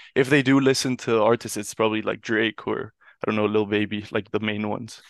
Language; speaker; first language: English; non-native, fluent; Italian